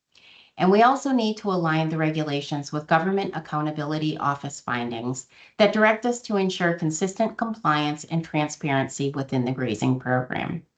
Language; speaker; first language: English; native; English